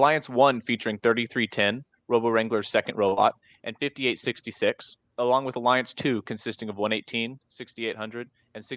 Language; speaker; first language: English; native; English